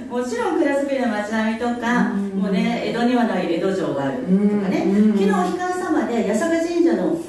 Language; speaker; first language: Japanese; native; Japanese